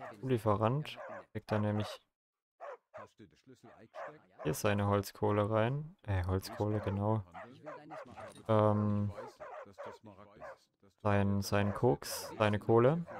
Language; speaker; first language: German; native; German